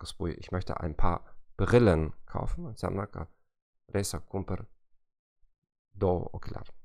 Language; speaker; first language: Romanian; non-native, fluent; German